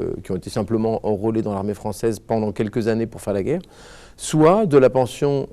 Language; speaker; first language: French; native; French